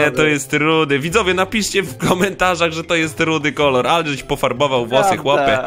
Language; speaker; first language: Polish; native; Polish